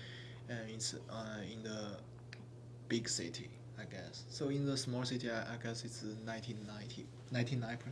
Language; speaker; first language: English; non-native, learner; Chinese